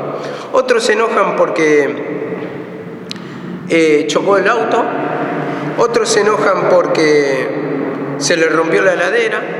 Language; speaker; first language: Spanish; native; Spanish